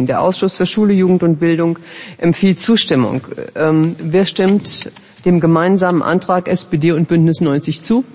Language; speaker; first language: German; native; German